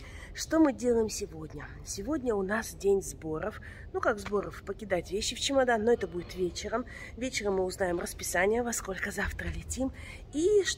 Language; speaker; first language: Russian; native; Russian